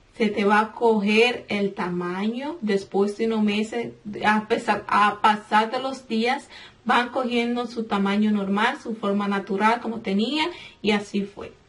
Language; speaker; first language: Spanish; native; Spanish